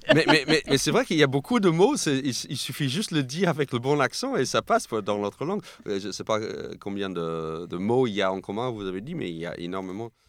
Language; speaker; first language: French; non-native, fluent; English